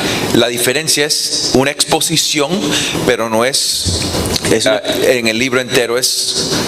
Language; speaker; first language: Spanish; non-native, fluent; English